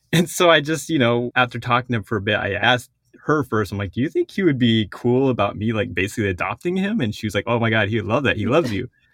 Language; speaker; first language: English; early bilingual, other home language; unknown